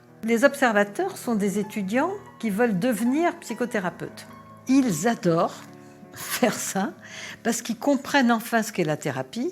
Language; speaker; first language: French; native; French